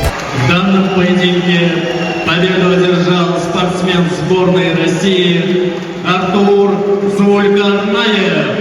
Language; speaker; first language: Russian; native; Russian